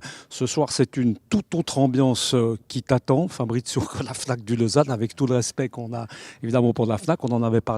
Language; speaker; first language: French; native; French